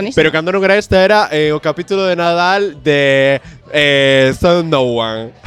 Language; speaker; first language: Galician; non-native, local second language; Spanish